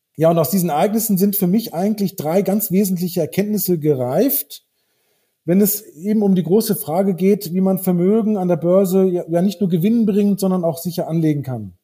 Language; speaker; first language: German; early bilingual, heritage; German